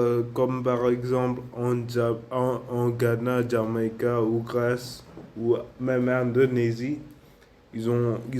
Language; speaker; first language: French; non-native, learner; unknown